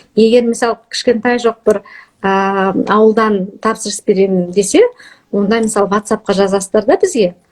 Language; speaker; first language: Kazakh; early bilingual, heritage; Kazakh